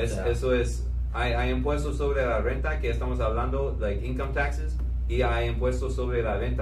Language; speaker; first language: Spanish; non-native, fluent; English